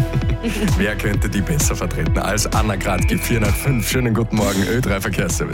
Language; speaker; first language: German; native; German